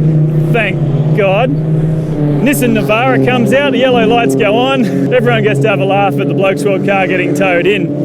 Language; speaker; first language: English; native; English